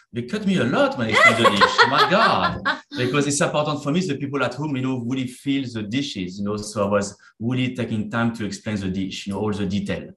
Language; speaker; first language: English; non-native, fluent; French